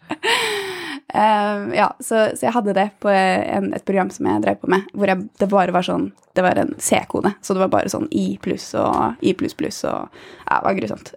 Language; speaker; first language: Norwegian; native; Norwegian